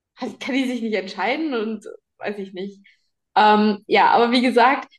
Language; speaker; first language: German; native; German